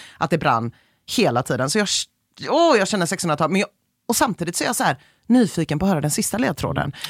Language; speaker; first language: Swedish; native; Swedish